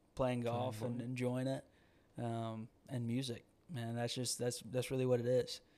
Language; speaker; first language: English; native; English